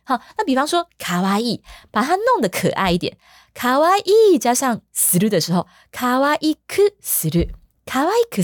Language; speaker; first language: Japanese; non-native, fluent; Chinese